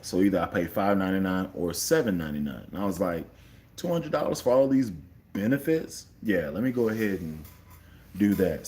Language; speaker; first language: English; native; English